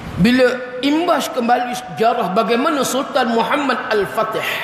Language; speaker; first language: Malay; native; Malay